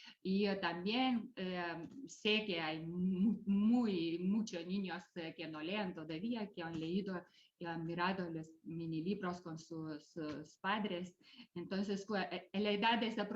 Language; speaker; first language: Spanish; non-native, fluent; Lithuanian